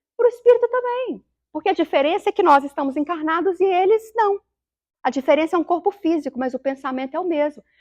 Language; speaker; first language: Portuguese; native; Portuguese